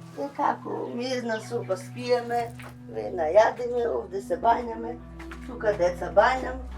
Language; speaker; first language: Macedonian; non-native, fluent; Albanian